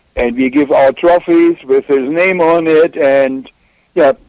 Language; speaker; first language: English; non-native, fluent; German